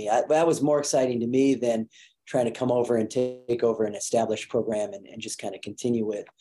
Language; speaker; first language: English; native; English